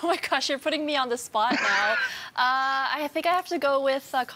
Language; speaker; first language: English; native; English